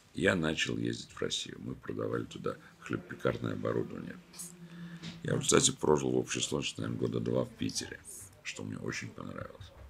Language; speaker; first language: Russian; native; Russian